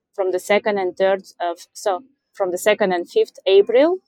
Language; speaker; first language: English; non-native, fluent; Russian